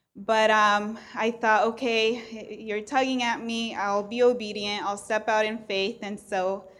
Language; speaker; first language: English; early bilingual, other home language; Spanish